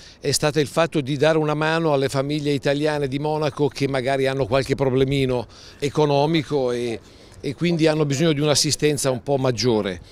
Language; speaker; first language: Italian; native; Italian